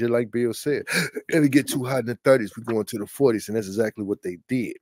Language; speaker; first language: English; native; English